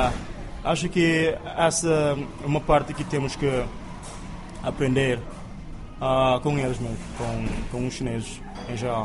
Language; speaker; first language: Portuguese; non-native, local second language; Kabuverdianu